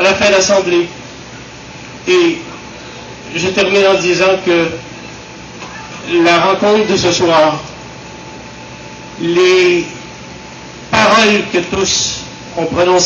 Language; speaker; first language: French; native; French